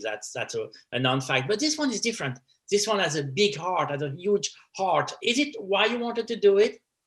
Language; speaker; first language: English; non-native, fluent; French